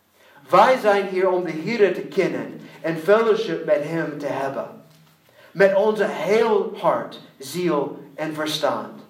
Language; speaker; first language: Dutch; non-native, learner; English